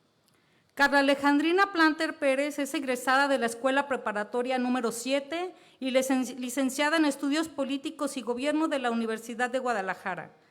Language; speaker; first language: Spanish; native; Spanish